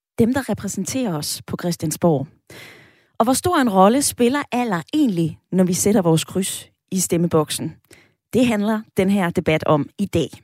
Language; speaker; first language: Danish; native; Danish